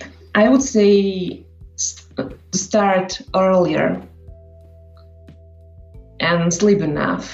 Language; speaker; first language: English; non-native, fluent; Slovak